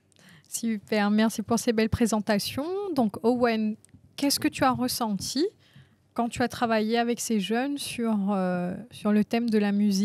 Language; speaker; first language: French; non-native, local second language; Réunion Creole French